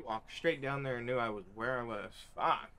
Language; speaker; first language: English; native; English